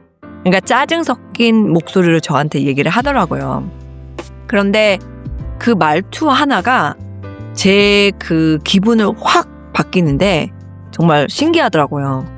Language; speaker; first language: Korean; early bilingual, heritage; Korean